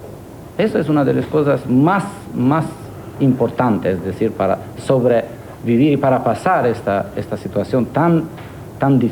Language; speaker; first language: Spanish; non-native, fluent; Albanian